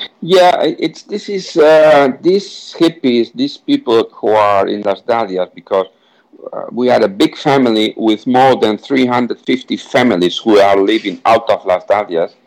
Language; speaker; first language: English; non-native, fluent; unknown